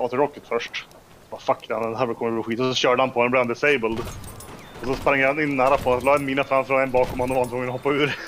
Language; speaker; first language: Swedish; native; Swedish